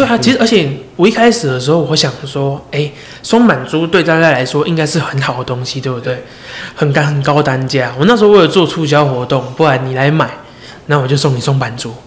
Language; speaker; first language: Chinese; native; Chinese